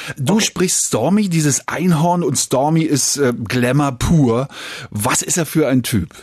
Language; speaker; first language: German; native; German